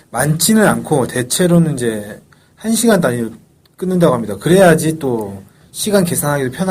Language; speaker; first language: Korean; native; Korean